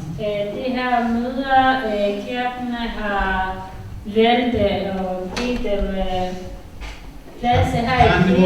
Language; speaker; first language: Danish; non-native, learner; Kinyarwanda